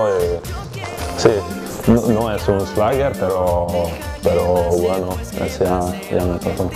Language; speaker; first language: Spanish; non-native, fluent; Hungarian